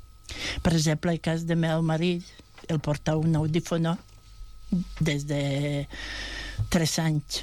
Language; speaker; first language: Catalan; non-native, fluent; Bosnian